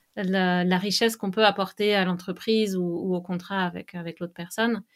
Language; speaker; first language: French; native; French